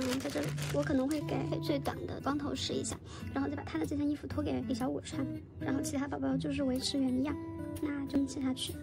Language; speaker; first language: Chinese; native; Chinese